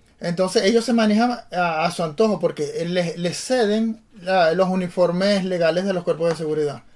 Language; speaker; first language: Spanish; native; Spanish